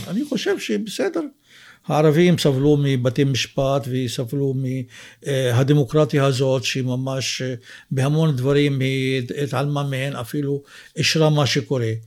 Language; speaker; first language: Hebrew; non-native, local second language; Arabic